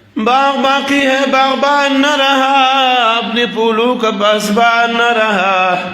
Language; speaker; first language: Urdu; non-native, local second language; Pashto